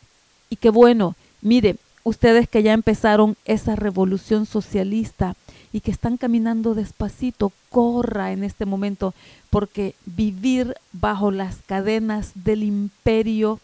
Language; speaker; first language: Spanish; native; Spanish